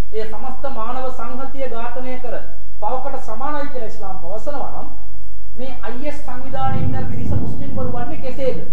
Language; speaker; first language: Sinhala; non-native, local second language; Tamil